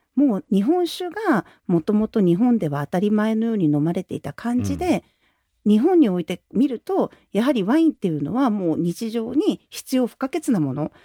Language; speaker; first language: Japanese; native; Japanese